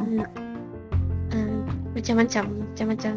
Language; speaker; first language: Japanese; non-native, learner; Malay